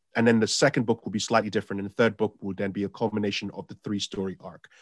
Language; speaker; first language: English; non-native, local second language; Yoruba